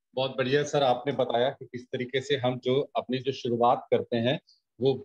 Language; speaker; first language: Hindi; native; Hindi